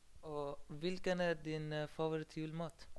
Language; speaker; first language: Swedish; non-native, learner; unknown